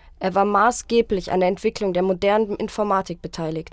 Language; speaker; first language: German; native; German